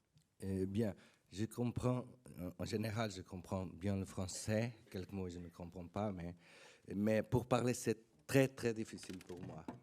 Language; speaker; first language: French; non-native, learner; Portuguese